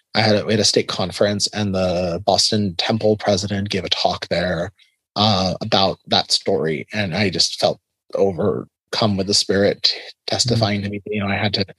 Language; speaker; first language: English; early bilingual, other home language; Hebrew